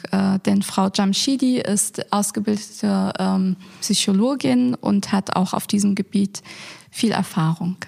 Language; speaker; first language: German; native; German